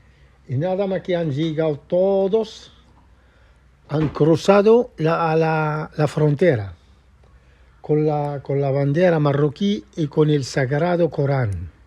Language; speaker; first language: Spanish; non-native, fluent; Arabic